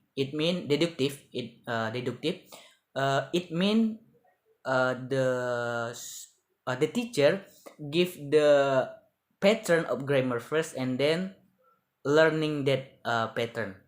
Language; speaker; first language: English; non-native, learner; Indonesian